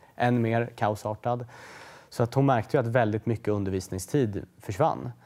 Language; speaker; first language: Swedish; native; Swedish